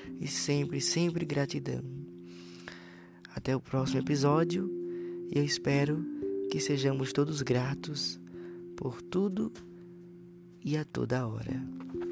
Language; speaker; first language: Portuguese; native; Portuguese